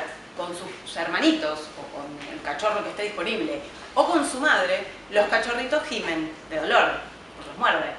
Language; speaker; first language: Spanish; native; Spanish